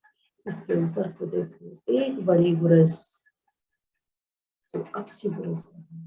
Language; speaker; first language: Hindi; native; Hindi